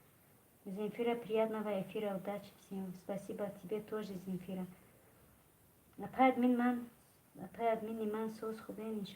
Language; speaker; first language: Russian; non-native, learner; Tajik